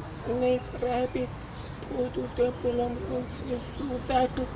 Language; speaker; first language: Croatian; non-native, learner; Finnish